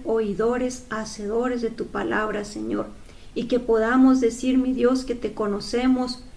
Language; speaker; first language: Spanish; native; Spanish